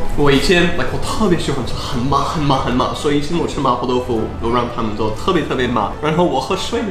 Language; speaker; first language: Chinese; non-native, fluent; English